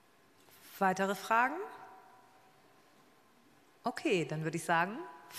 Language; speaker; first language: German; native; German